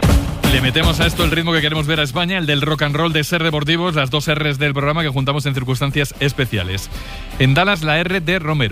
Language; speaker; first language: Spanish; native; Spanish